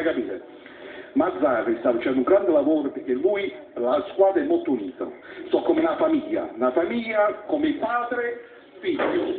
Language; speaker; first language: Italian; early bilingual, heritage; Italian